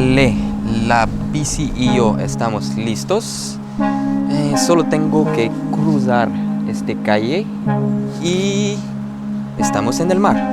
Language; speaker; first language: Spanish; non-native, learner; French